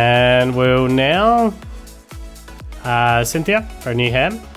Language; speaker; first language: English; native; English